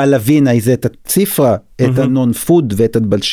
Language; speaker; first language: Russian; non-native, learner; Hebrew